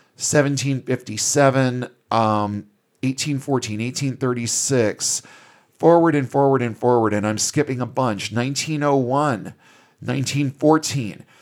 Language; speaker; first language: English; native; English